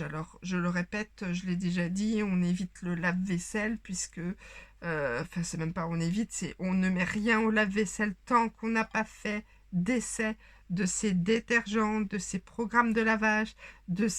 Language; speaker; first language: French; native; French